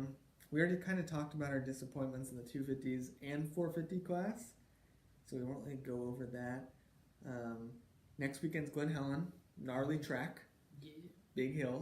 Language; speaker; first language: English; native; English